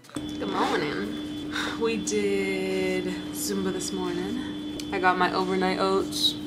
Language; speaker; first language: English; early bilingual, other home language; Spanish